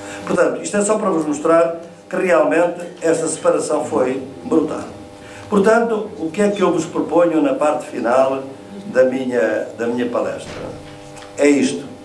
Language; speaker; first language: Portuguese; native; Portuguese